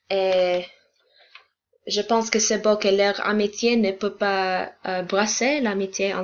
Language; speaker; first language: French; non-native, learner; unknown